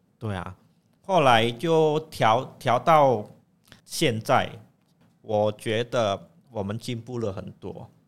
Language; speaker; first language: Chinese; non-native, fluent; Indonesian